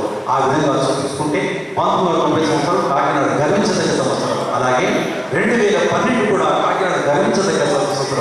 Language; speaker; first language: Telugu; native; Telugu